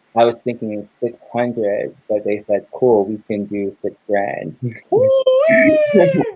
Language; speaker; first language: English; native; English